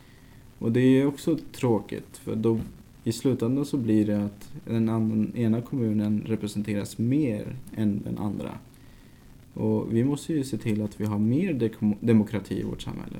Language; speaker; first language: Swedish; native; Swedish